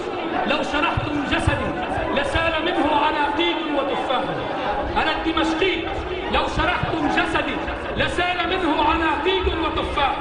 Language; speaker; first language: Arabic; native; Arabic